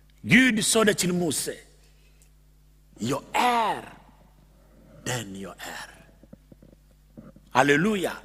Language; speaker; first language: Swedish; non-native, fluent; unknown